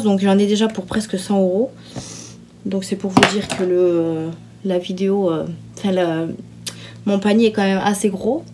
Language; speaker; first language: French; native; French